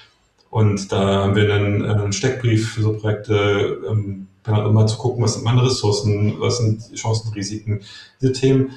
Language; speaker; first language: German; native; German